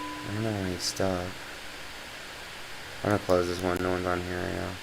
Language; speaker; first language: English; native; English